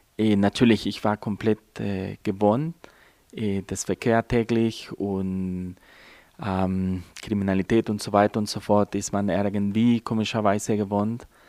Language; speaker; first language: German; non-native, fluent; Spanish